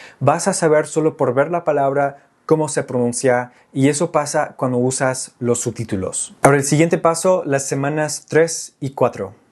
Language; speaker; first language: Spanish; non-native, fluent; English